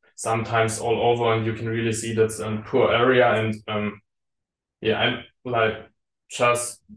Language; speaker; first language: English; non-native, learner; German